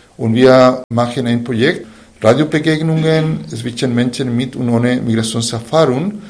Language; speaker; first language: German; non-native, fluent; Spanish